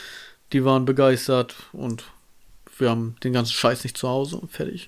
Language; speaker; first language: German; native; German